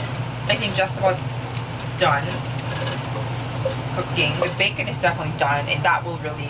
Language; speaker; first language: English; non-native, local second language; Filipino